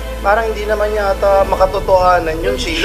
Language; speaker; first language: Filipino; native; Filipino